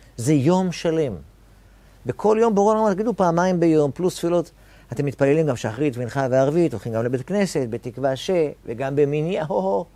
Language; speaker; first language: Hebrew; native; Hebrew